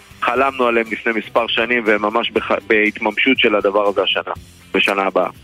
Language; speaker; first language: Hebrew; native; Hebrew